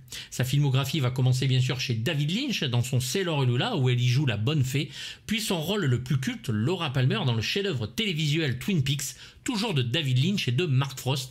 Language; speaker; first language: French; native; French